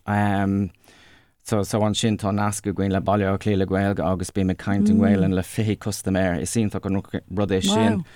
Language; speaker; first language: Irish; non-native, local second language; English